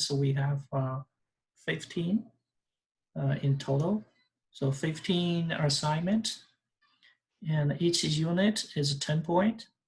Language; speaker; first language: English; non-native, fluent; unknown